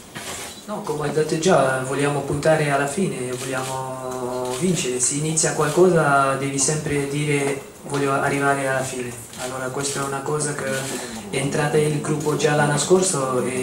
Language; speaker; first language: Italian; non-native, fluent; Dutch